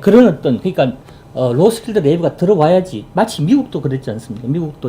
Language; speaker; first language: Korean; native; Korean